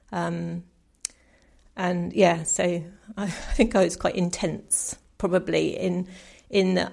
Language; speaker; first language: English; native; English